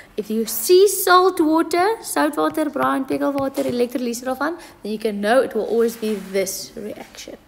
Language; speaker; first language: English; non-native, local second language; Afrikaans